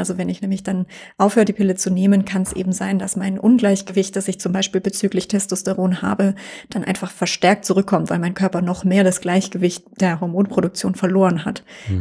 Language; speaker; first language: German; native; German